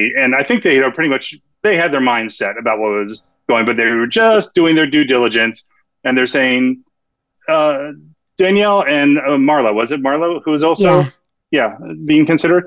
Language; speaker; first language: English; native; English